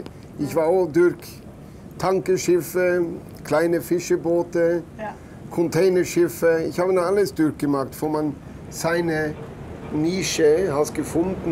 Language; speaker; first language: German; non-native, learner; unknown